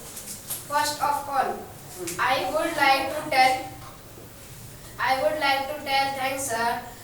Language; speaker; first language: English; non-native, local second language; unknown